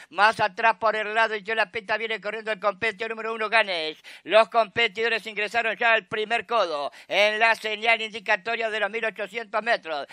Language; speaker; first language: Spanish; native; Spanish